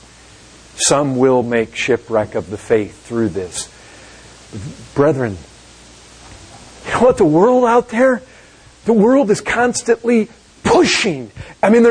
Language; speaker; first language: English; native; English